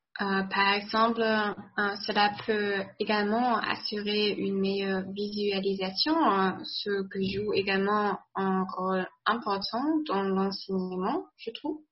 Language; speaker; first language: French; non-native, fluent; German